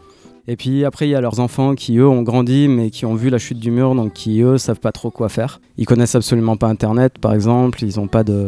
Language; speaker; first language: French; native; French